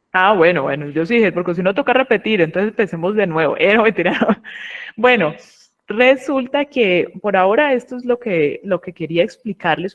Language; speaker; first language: Spanish; native; Spanish